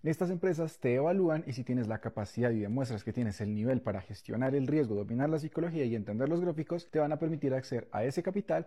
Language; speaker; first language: Spanish; native; Spanish